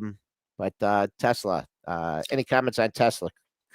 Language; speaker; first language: English; native; English